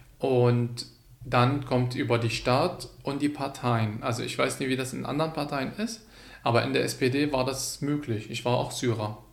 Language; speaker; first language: German; non-native, fluent; Arabic